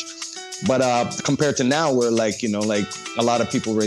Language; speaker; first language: English; native; English